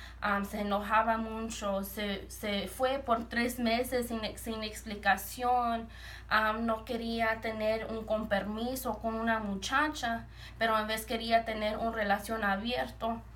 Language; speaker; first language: Spanish; early bilingual, heritage; Spanish